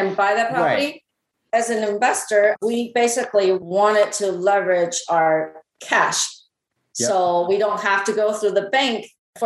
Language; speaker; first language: English; non-native, fluent; Chinese